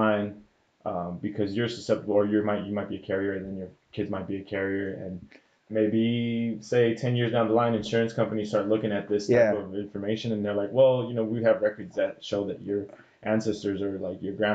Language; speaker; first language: English; early bilingual, other home language; Spanish